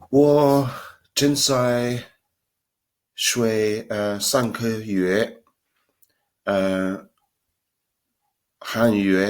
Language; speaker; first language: Chinese; non-native, learner; English